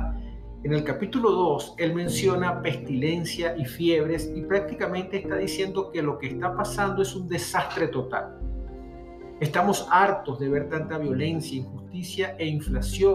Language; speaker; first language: Spanish; native; Spanish